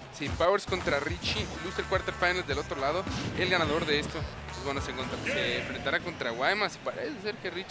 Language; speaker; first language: Spanish; native; Spanish